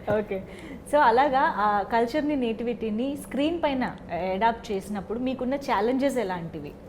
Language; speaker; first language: Telugu; native; Telugu